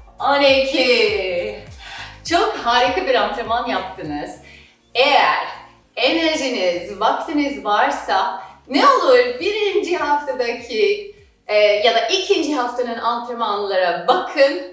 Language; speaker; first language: Turkish; non-native, fluent; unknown